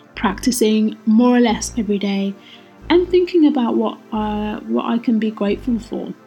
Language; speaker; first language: English; native; English